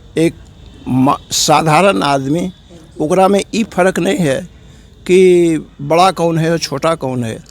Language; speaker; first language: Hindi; non-native, local second language; Magahi